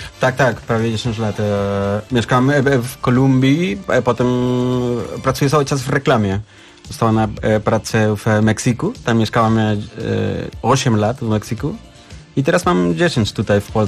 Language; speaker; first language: Polish; non-native, learner; Spanish